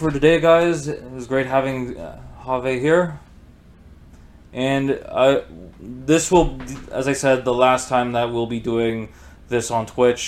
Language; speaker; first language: English; native; English